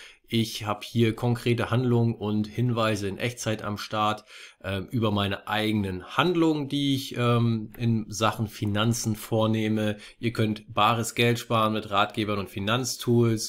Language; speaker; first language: German; native; German